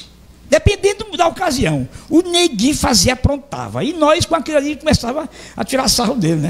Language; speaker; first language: Portuguese; native; Portuguese